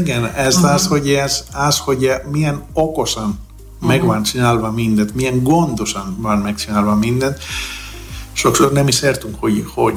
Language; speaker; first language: Hungarian; non-native, learner; Greek